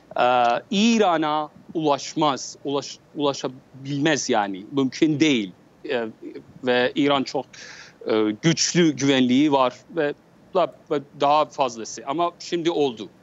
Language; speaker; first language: Turkish; non-native, learner; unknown